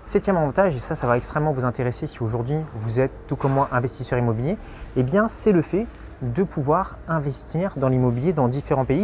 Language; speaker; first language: French; native; French